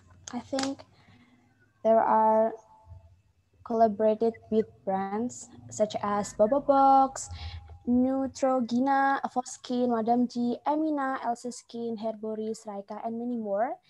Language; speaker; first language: English; non-native, fluent; Indonesian